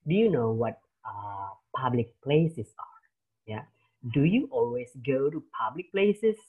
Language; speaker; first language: English; non-native, fluent; Indonesian